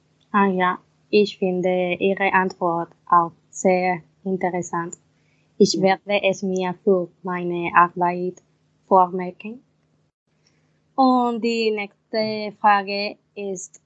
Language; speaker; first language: German; non-native, learner; Spanish